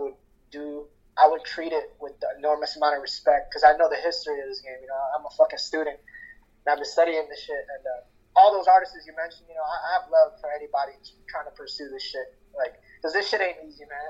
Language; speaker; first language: English; early bilingual, other home language; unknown